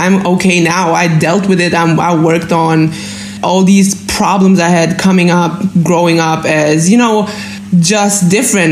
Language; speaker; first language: English; non-native, fluent; German